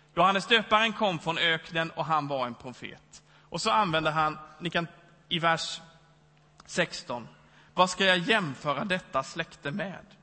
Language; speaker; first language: Swedish; native; Swedish